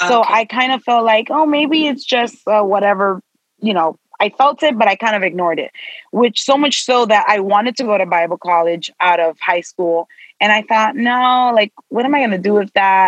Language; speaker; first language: English; native; English